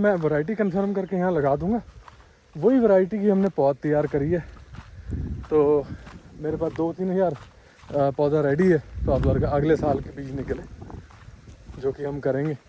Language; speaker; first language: Hindi; non-native, local second language; Punjabi